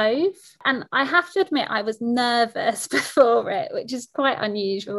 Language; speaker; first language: English; native; English